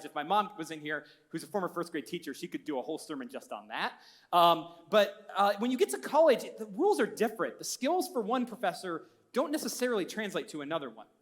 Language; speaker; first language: English; native; English